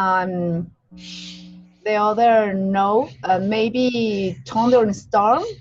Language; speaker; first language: English; non-native, learner; Spanish